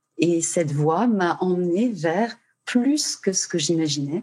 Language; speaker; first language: French; native; French